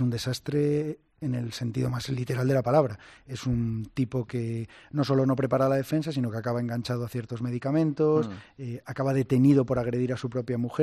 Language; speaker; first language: Spanish; native; Spanish